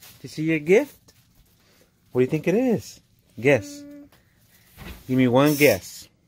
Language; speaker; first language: English; early bilingual, other home language; Spanish